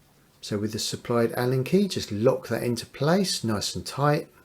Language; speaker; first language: English; native; English